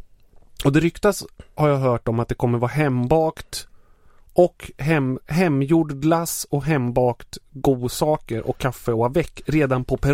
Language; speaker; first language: Swedish; native; Swedish